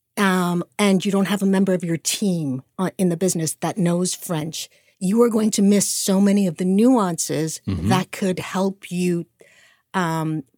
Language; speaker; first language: English; native; English